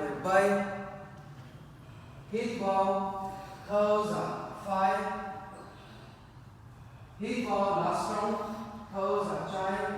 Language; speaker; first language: Vietnamese; non-native, learner; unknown